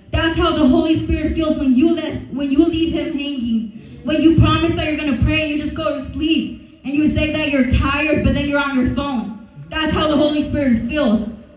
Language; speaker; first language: English; early bilingual, other home language; Spanish